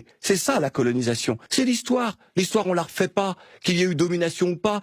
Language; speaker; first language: French; native; French